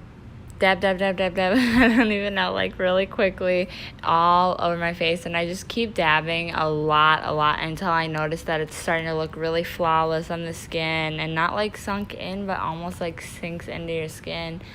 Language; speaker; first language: English; native; English